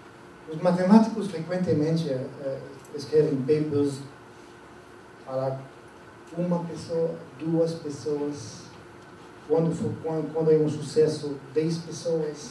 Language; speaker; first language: Portuguese; non-native, fluent; French